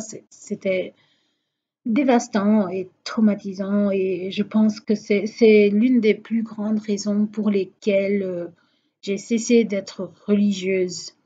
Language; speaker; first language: French; non-native, fluent; Portuguese